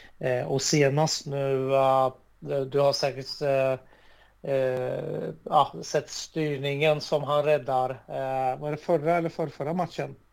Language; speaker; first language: Swedish; early bilingual, other home language; Arabic